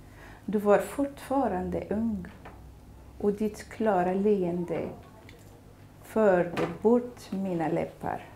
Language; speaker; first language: Swedish; non-native, fluent; Kurdish